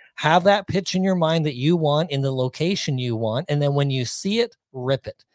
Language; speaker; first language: English; native; English